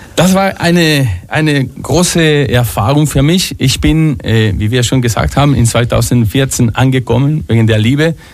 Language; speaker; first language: German; non-native, fluent; Spanish